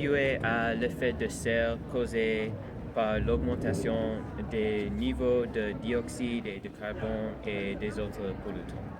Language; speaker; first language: French; non-native, learner; English